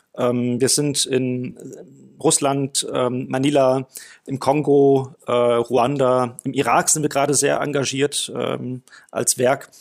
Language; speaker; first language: German; non-native, fluent; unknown